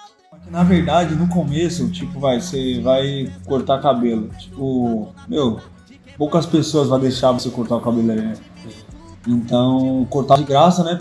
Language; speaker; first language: Portuguese; native; Portuguese